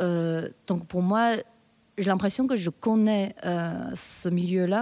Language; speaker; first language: French; non-native, fluent; Chinese